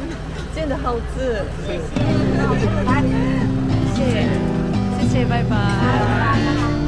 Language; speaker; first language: Chinese; non-native, learner; Japanese